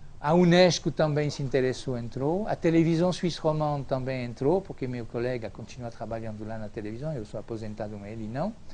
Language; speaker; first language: Portuguese; non-native, fluent; French